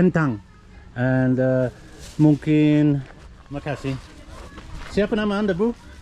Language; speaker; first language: Indonesian; non-native, learner; English